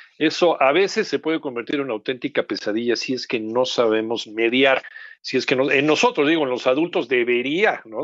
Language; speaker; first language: Spanish; native; Spanish